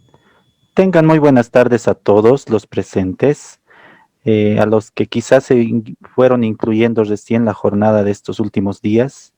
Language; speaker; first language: Spanish; native; Spanish